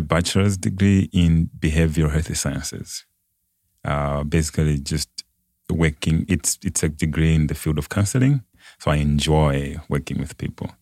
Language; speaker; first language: English; non-native, local second language; Nyanja